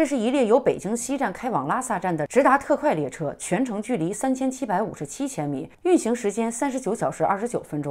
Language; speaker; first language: Chinese; native; Chinese